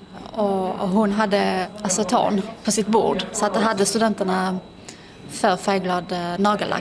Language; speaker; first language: Swedish; early bilingual, other home language; Persian